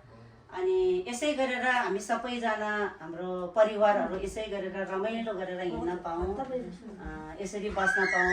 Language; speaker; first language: Nepali; non-native, local second language; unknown